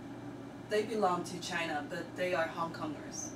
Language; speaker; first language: English; non-native, learner; Chinese